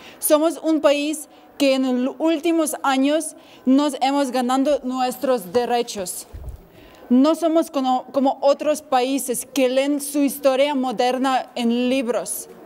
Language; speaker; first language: Spanish; non-native, fluent; Ukrainian